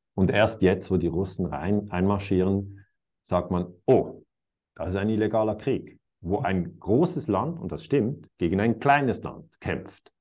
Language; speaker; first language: German; native; German